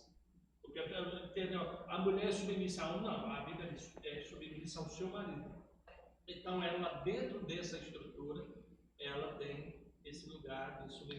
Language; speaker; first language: Portuguese; native; Portuguese